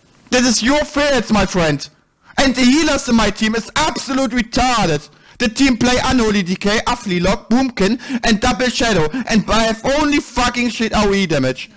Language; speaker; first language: English; non-native, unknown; German